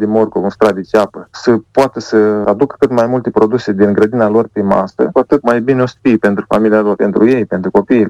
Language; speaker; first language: Romanian; native; Romanian